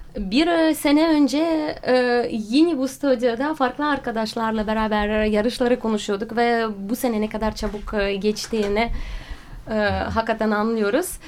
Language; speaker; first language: Turkish; non-native, fluent; Russian